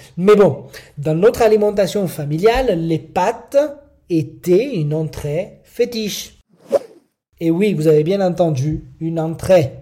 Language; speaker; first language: French; non-native, fluent; Italian